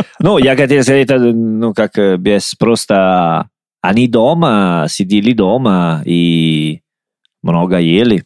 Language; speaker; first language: Russian; non-native, learner; Italian